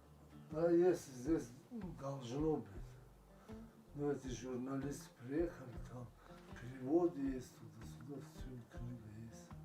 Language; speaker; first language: Russian; non-native, local second language; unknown